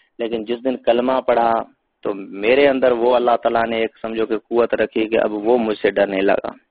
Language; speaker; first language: Urdu; non-native, local second language; Sindhi